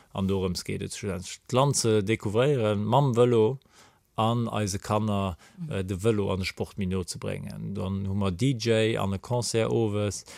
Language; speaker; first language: Luxembourgish; native; Luxembourgish